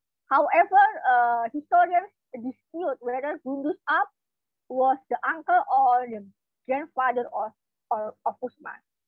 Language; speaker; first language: English; non-native, fluent; Indonesian